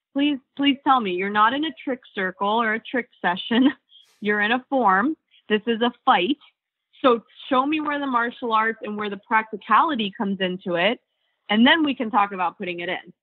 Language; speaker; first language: English; native; English